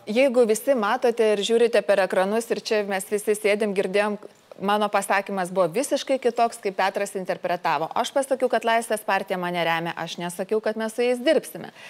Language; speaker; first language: Lithuanian; native; Lithuanian